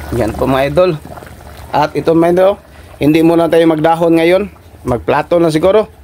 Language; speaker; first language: Filipino; non-native, local second language; Cebuano